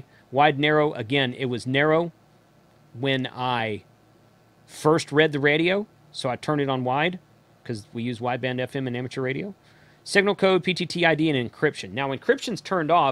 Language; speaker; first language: English; native; English